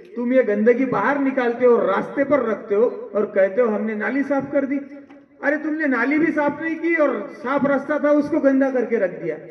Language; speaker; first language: Hindi; non-native, local second language; Marathi